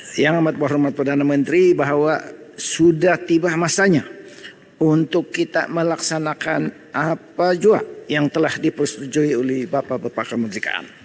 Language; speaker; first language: Malay; non-native, local second language; Central Dusun